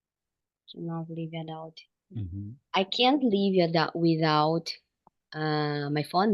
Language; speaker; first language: English; non-native, learner; Portuguese